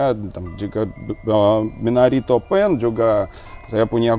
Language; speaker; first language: Indonesian; non-native, learner; Russian